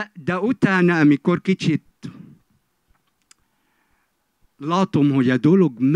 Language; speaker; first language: Hungarian; non-native, fluent; Arabic